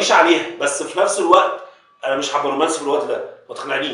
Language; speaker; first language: Arabic; native; Arabic